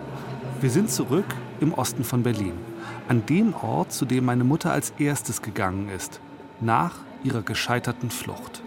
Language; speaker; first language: German; native; German